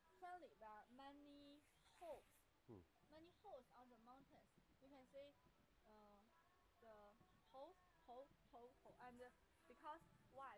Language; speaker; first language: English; non-native, learner; Chinese